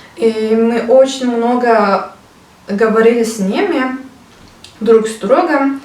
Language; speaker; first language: Russian; non-native, learner; Turkish